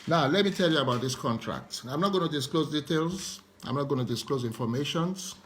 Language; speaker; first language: English; non-native, local second language; Yoruba